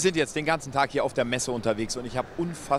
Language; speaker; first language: German; native; German